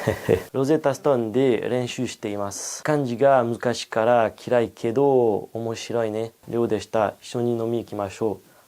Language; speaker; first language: Japanese; non-native, learner; French